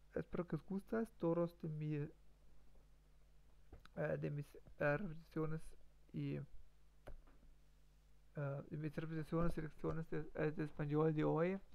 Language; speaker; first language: Spanish; non-native, learner; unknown